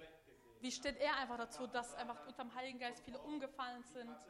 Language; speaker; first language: German; early bilingual, other home language; Polish